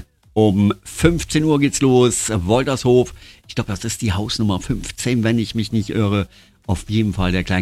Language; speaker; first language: German; native; German